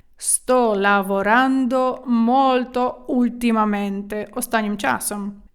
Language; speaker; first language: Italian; non-native, fluent; Ukrainian